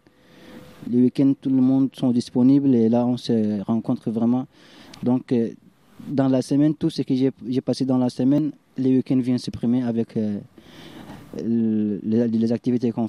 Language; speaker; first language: French; non-native, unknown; Arabic